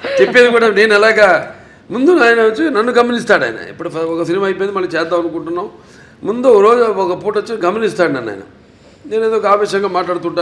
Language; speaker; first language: Telugu; native; Telugu